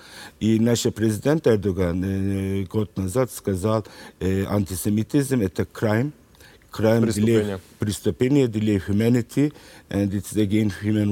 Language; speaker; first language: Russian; non-native, learner; Turkish